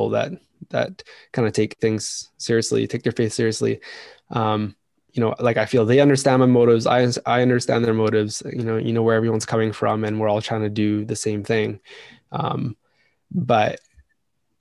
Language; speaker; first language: English; native; English